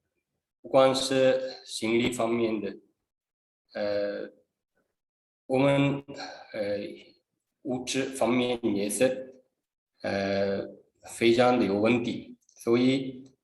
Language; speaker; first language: Chinese; non-native, fluent; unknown